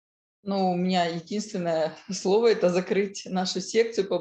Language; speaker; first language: Russian; native; Russian